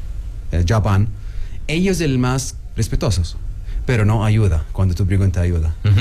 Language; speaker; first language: Spanish; non-native, learner; Arabic